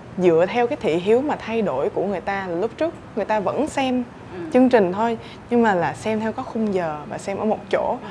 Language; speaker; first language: Vietnamese; native; Vietnamese